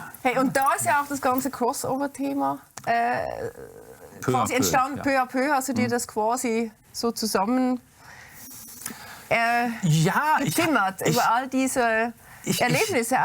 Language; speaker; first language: German; native; German